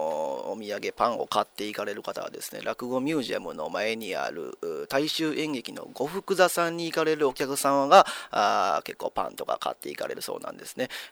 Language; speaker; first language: Japanese; native; Japanese